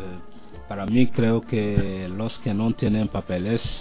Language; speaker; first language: Spanish; non-native, learner; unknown